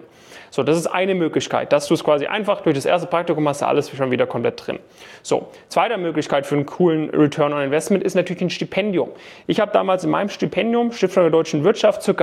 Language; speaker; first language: German; native; German